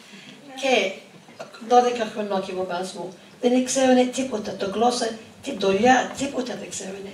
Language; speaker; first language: Greek; early bilingual, heritage; English